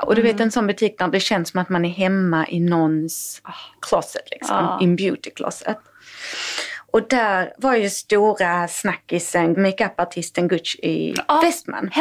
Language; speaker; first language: Swedish; native; Swedish